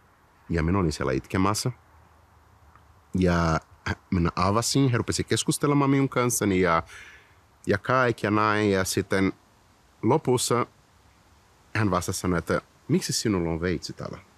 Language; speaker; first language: Finnish; non-native, fluent; Portuguese